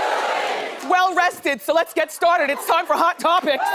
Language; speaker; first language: English; native; English